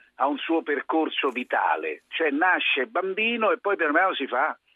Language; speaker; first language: Italian; native; Italian